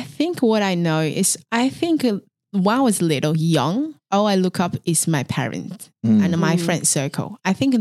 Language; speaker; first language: English; non-native, fluent; Chinese